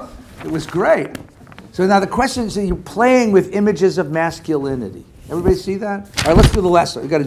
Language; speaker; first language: English; native; English